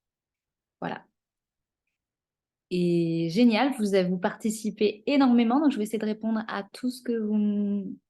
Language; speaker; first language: French; native; French